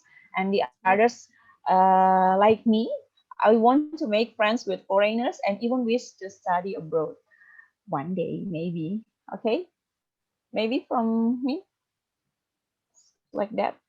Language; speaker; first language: English; non-native, learner; Indonesian